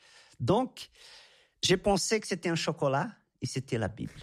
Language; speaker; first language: French; non-native, fluent; Portuguese